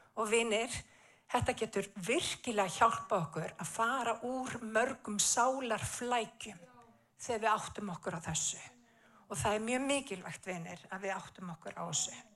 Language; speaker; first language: Icelandic; native; Icelandic